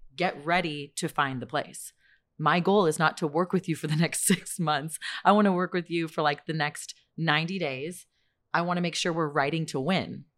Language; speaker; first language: English; native; English